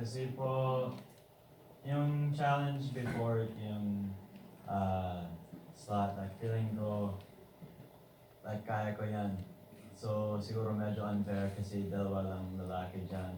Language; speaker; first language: Filipino; early bilingual, heritage; Filipino